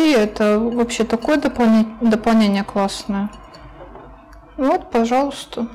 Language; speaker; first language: Russian; native; Russian